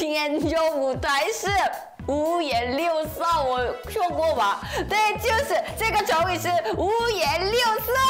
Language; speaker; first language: Chinese; non-native, learner; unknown